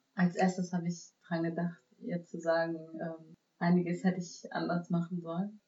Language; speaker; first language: German; native; German